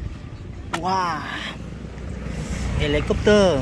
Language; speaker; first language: English; non-native, learner; Indonesian